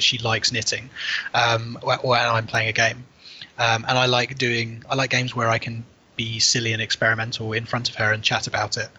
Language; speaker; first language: English; native; English